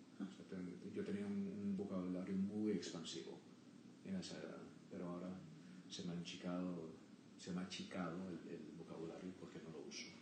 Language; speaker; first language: Spanish; early bilingual, heritage; Spanish